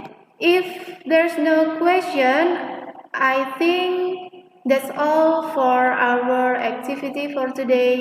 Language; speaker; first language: English; non-native, fluent; Indonesian